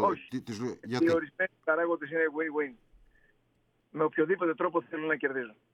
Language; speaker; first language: Greek; native; Greek